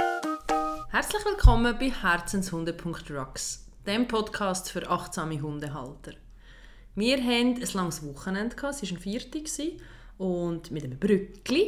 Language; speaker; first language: German; native; German